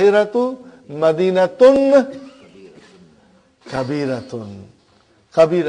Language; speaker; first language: Arabic; non-native, fluent; Urdu